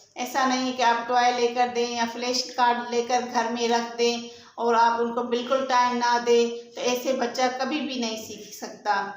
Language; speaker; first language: Urdu; non-native, local second language; Sindhi